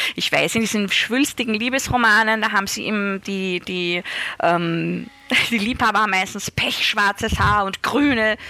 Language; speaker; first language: German; native; German